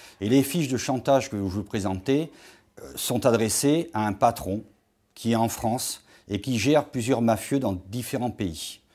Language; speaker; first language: French; native; French